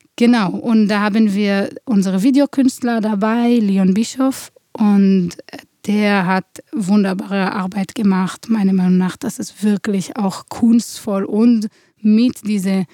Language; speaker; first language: German; non-native, fluent; Hebrew